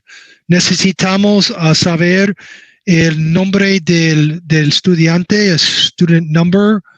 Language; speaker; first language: Spanish; non-native, learner; English